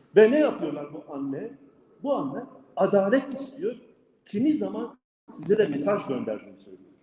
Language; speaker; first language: Turkish; non-native, local second language; Kurdish